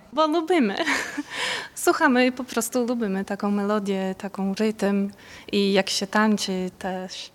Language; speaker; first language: Polish; non-native, learner; Portuguese